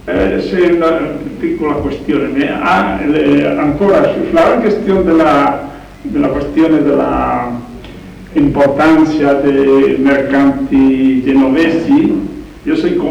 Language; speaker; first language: Italian; non-native, learner; Spanish